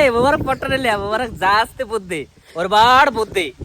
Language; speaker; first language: Malayalam; non-native, learner; Bangla